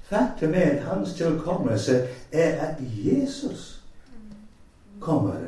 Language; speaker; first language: Swedish; non-native, fluent; English